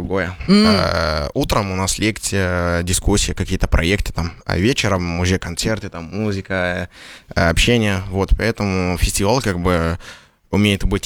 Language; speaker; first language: Russian; non-native, fluent; Arabic